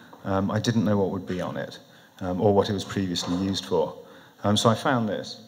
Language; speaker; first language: English; native; English